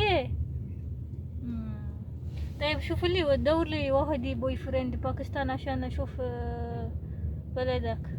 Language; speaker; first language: Arabic; non-native, learner; Amharic